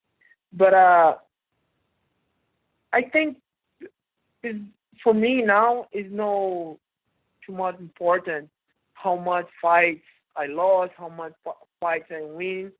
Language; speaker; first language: English; non-native, learner; Portuguese